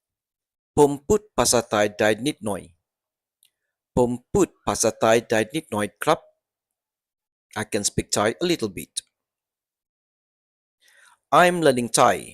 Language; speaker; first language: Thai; non-native, learner; English